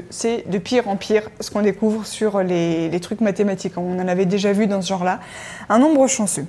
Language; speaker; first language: French; native; French